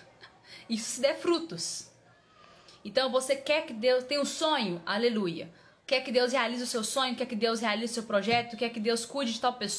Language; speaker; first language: Portuguese; native; Portuguese